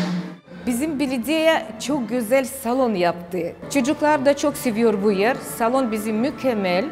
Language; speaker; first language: Turkish; non-native, learner; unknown